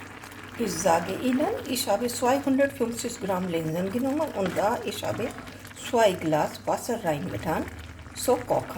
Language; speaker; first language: German; non-native, learner; Hindi